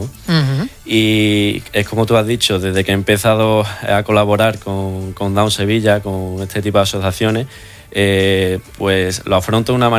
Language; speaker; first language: Spanish; native; Spanish